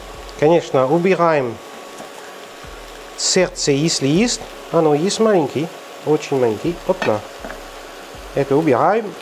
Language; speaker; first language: Russian; non-native, learner; French